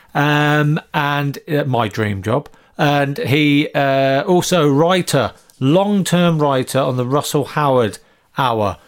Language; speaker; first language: English; native; English